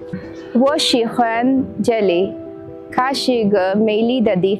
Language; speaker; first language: Chinese; non-native, learner; Swahili